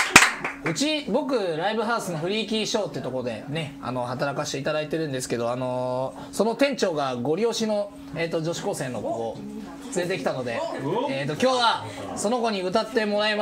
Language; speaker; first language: Japanese; native; Japanese